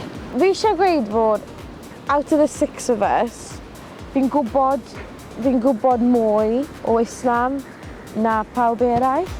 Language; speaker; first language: Welsh; non-native, local second language; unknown